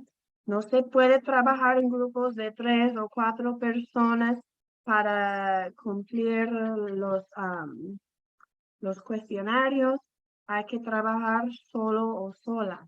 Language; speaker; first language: Spanish; non-native, fluent; English